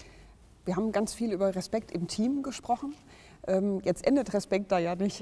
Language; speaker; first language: German; native; German